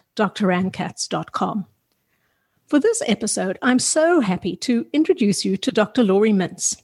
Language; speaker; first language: English; native; English